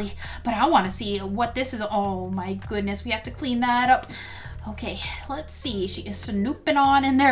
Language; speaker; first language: English; native; English